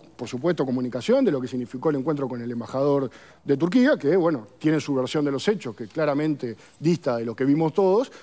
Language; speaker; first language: Spanish; native; Spanish